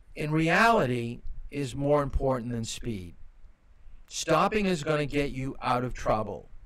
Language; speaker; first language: English; native; English